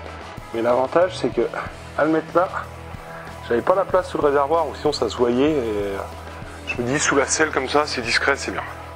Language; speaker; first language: French; native; French